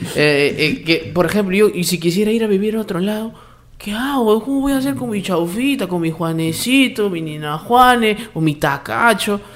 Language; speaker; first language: Spanish; native; Spanish